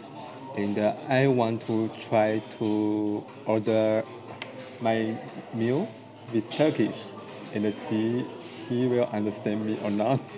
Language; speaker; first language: English; non-native, learner; Chinese